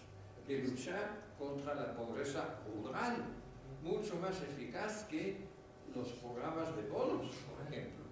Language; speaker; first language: Spanish; non-native, fluent; French